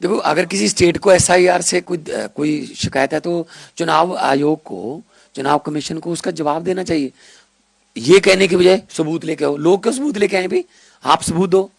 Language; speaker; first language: Hindi; non-native, local second language; Punjabi